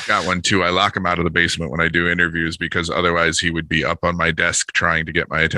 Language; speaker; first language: English; native; English